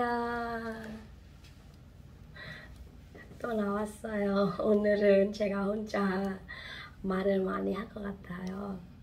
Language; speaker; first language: Korean; non-native, fluent; Khmer